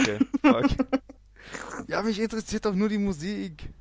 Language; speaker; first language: German; native; German